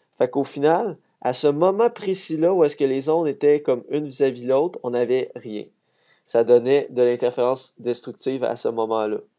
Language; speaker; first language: French; native; French